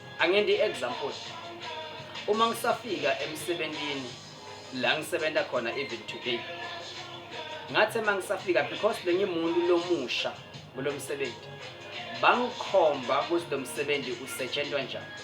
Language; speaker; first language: Zulu; non-native, local second language; Swati